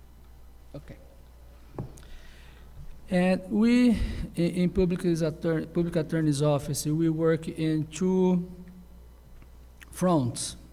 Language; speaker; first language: English; non-native, learner; Portuguese